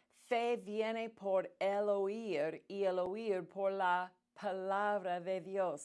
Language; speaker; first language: Spanish; non-native, fluent; English